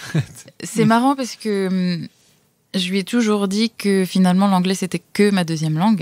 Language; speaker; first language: French; native; French